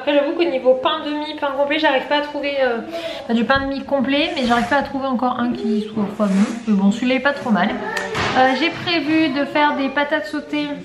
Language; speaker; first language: French; native; French